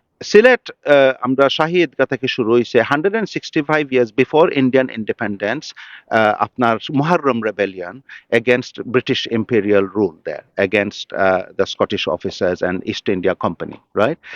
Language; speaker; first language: Bangla; early bilingual, heritage; Bangla